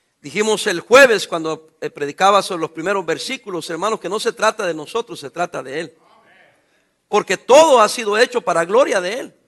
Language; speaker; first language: Spanish; native; Spanish